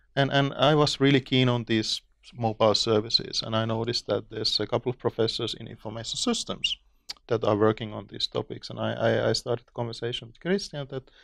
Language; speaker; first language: English; non-native, fluent; Finnish